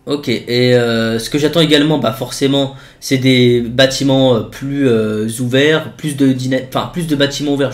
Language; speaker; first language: French; native; French